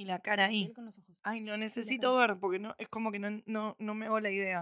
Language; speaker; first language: Spanish; native; Spanish